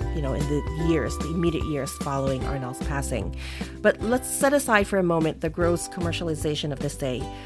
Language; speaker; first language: English; non-native, local second language; Filipino